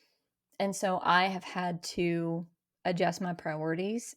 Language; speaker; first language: English; native; English